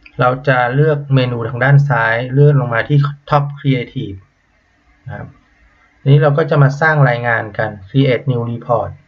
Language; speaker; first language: Thai; native; Thai